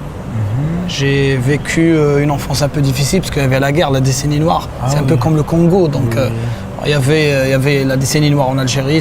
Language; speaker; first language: French; non-native, local second language; Arabic